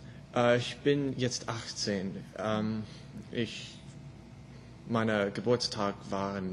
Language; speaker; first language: German; non-native, learner; English